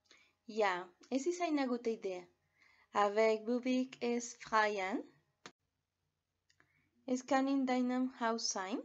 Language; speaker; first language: German; non-native, learner; Spanish